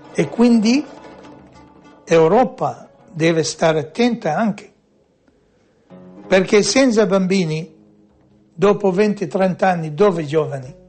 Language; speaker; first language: Italian; non-native, fluent; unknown